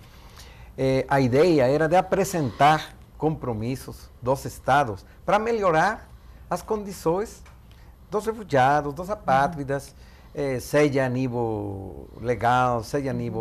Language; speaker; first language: Portuguese; non-native, fluent; Spanish